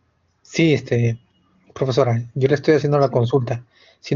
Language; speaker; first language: Spanish; native; Spanish